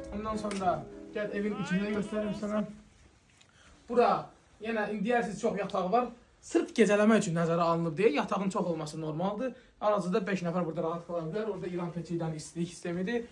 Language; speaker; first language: Azerbaijani; native; Azerbaijani